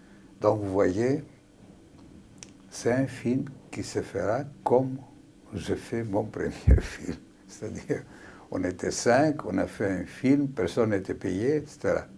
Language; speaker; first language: French; non-native, fluent; Greek